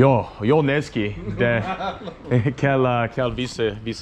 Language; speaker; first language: Hungarian; non-native, learner; English